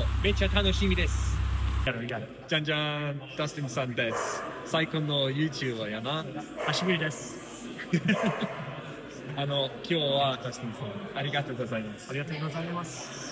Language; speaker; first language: Japanese; non-native, learner; English